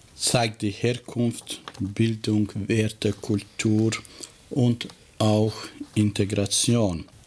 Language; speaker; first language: German; non-native, fluent; Albanian